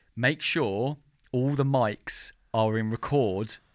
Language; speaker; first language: English; native; English